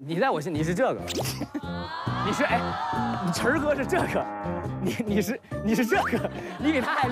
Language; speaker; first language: Chinese; native; Chinese